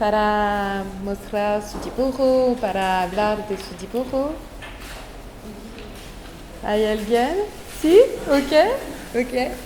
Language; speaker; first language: Spanish; non-native, fluent; French